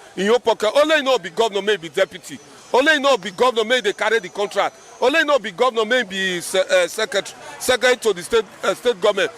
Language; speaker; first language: Nigerian Pidgin; native; Nigerian Pidgin